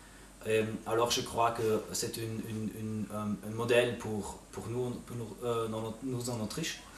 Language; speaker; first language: French; non-native, fluent; German